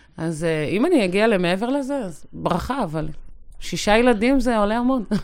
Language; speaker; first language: Hebrew; native; Hebrew